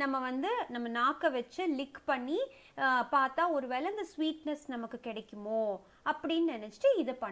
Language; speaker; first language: Tamil; native; Tamil